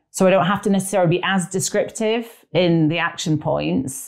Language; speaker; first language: English; native; English